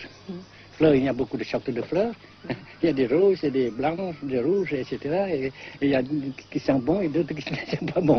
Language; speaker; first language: French; non-native, local second language; Vietnamese